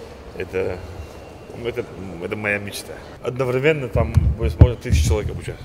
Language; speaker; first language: Russian; non-native, local second language; Chechen